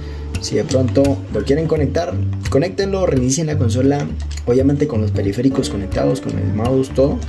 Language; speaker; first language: Spanish; native; Spanish